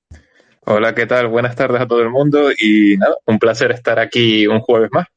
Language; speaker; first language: Spanish; native; Spanish